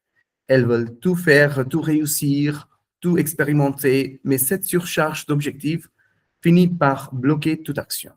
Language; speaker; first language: French; non-native, fluent; Hindi